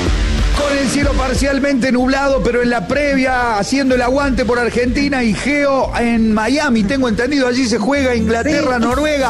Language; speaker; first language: Spanish; native; Spanish